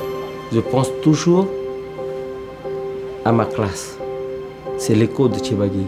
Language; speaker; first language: French; early bilingual, other home language; Vietnamese